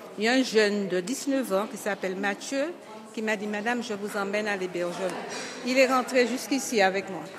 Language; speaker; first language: French; native; French